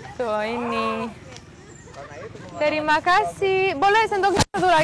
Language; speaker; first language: Indonesian; non-native, learner; Romanian